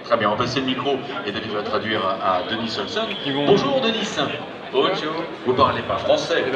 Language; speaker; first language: French; native; French